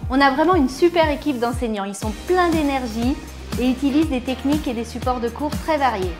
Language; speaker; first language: French; native; French